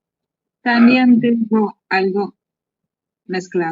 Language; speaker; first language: Spanish; non-native, learner; Russian